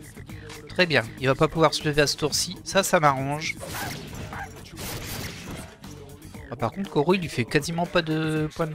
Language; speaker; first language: French; native; French